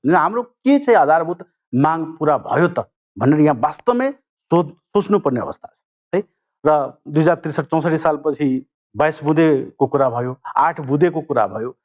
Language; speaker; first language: Nepali; non-native, local second language; Maithili